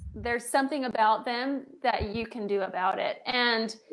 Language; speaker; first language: English; native; English